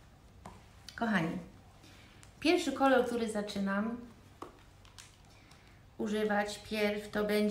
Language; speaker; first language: Polish; early bilingual, heritage; Polish